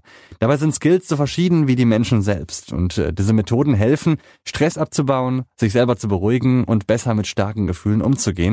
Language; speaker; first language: German; native; German